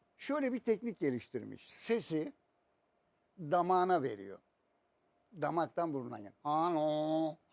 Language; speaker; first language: Turkish; native; Turkish